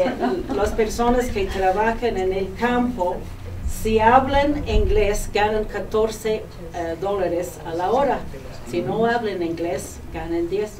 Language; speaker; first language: Spanish; non-native, fluent; English